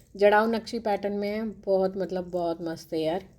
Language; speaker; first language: Hindi; non-native, local second language; Telugu